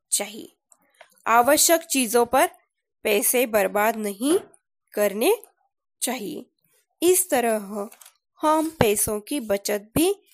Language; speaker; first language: Hindi; non-native, local second language; Marathi